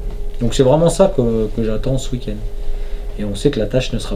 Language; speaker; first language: French; native; French